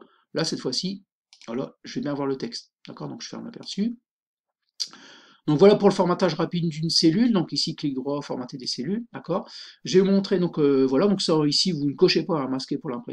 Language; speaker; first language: French; native; French